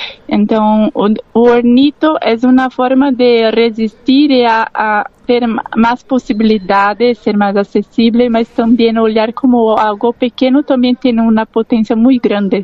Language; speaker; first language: Spanish; non-native, learner; Portuguese